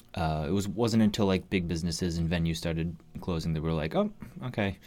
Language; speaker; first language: English; native; English